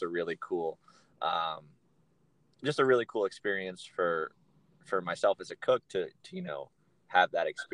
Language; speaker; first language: English; native; English